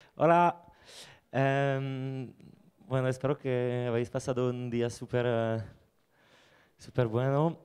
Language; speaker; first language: Spanish; non-native, fluent; French